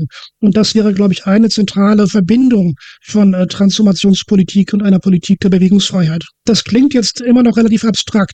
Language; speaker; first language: German; native; German